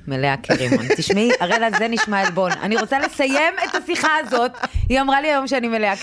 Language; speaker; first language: Hebrew; native; Hebrew